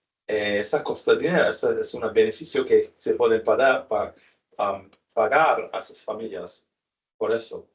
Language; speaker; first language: Portuguese; non-native, learner; Spanish